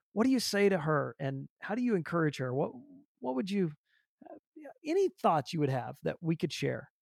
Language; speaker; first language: English; native; English